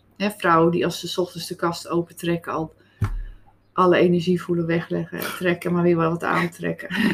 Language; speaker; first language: Dutch; native; Dutch